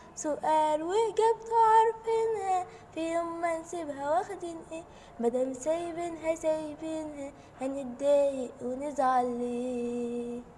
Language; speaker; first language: Arabic; native; Arabic